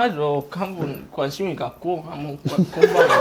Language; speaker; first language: Korean; non-native, fluent; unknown